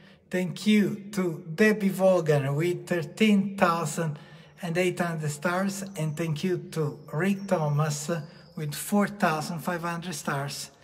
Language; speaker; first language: English; non-native, fluent; Italian